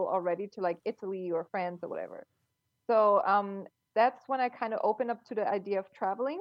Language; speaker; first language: English; non-native, fluent; German